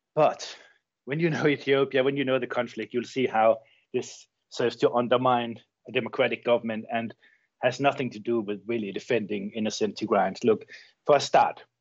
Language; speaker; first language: English; non-native, fluent; Danish